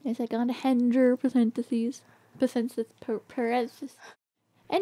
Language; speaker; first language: English; native; English